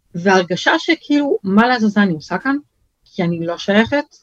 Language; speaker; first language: Hebrew; early bilingual, other home language; French